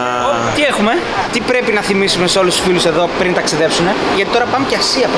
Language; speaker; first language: Greek; native; Greek